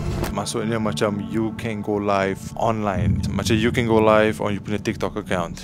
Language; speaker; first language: English; non-native, local second language; Malay